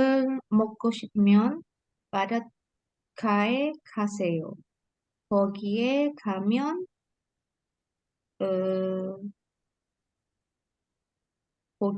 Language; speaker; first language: Korean; non-native, learner; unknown